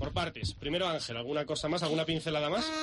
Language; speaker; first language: Spanish; native; Spanish